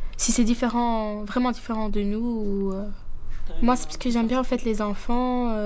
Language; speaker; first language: French; native; French